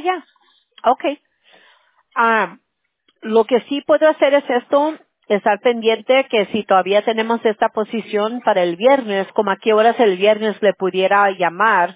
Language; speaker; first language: Spanish; early bilingual, heritage; Spanish